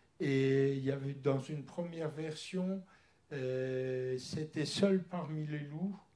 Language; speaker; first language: French; early bilingual, other home language; Yiddish